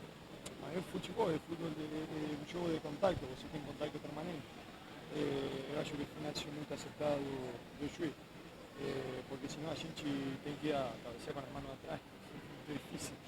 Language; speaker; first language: Portuguese; non-native, fluent; Spanish